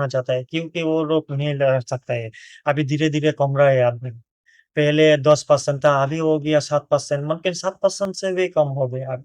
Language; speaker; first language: Hindi; non-native, learner; Bangla